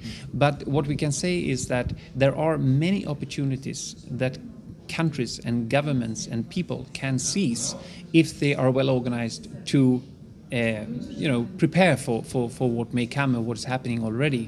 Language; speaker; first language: English; non-native, fluent; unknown